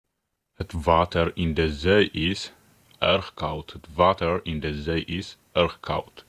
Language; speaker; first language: Dutch; non-native, fluent; Tigrinya